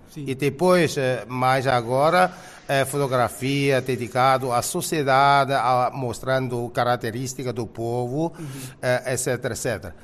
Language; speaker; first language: Portuguese; non-native, fluent; Chinese